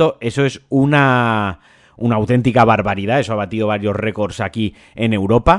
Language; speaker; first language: Spanish; native; Spanish